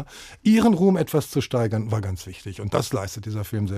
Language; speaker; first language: German; native; German